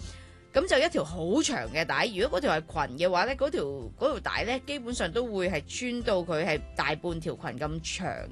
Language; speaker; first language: Cantonese; native; Cantonese